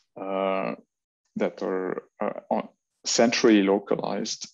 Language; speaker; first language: English; non-native, fluent; French